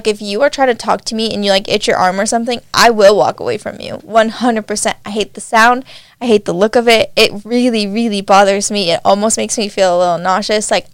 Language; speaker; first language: English; native; English